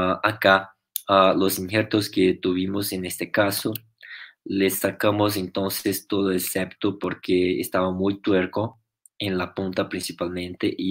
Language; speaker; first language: Spanish; non-native, fluent; Portuguese